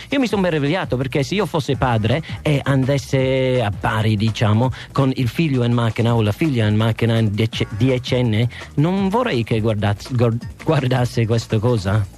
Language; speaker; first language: Italian; non-native, fluent; English